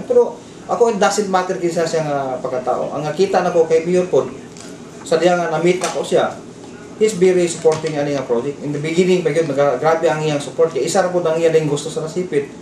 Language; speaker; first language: Cebuano; native; Cebuano